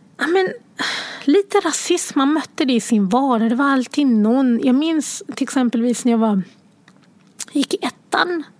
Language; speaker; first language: Swedish; early bilingual, other home language; Arabic